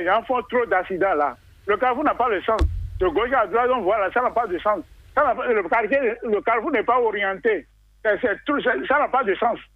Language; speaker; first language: French; non-native, local second language; Fon